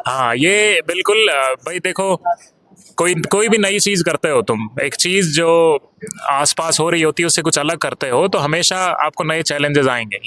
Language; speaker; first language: Hindi; native; Hindi